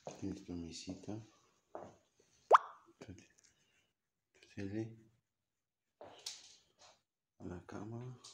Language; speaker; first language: Spanish; non-native, fluent; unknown